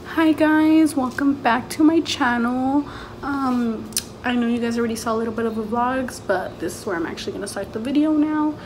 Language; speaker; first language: English; early bilingual, other home language; Spanish